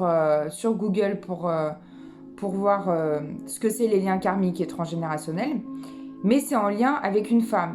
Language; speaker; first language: French; native; French